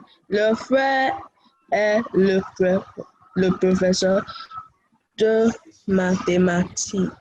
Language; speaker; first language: French; non-native, learner; English